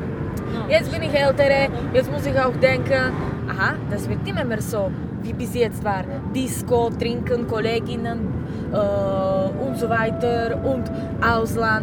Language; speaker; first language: German; non-native, learner; Slovak